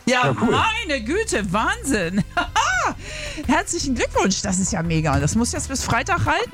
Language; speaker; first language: German; native; German